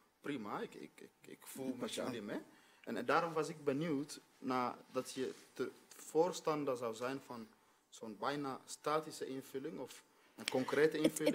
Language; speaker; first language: Dutch; non-native, fluent; Swahili